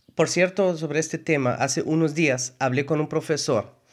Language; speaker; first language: Spanish; non-native, fluent; German